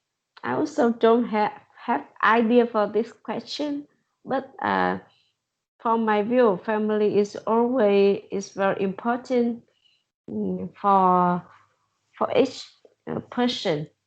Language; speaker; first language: English; non-native, learner; Vietnamese